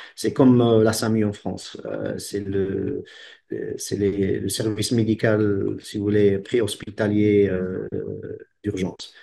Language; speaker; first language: French; non-native, local second language; Arabic